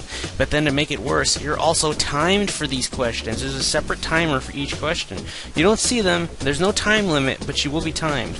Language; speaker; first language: English; native; English